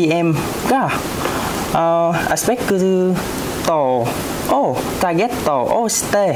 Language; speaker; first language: Japanese; non-native, learner; Vietnamese